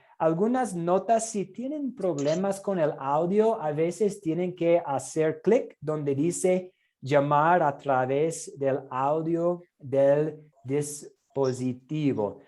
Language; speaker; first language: Spanish; non-native, fluent; English